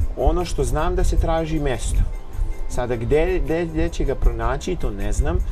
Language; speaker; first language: Serbian; native; Serbian